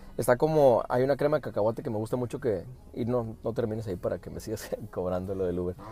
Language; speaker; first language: Spanish; early bilingual, heritage; Spanish